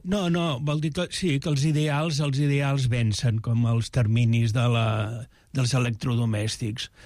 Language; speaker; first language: Catalan; native; Catalan